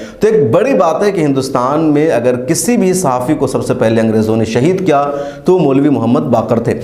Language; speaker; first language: Urdu; native; Urdu